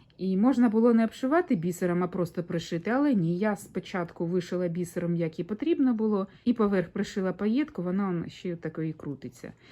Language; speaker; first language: Ukrainian; non-native, local second language; Russian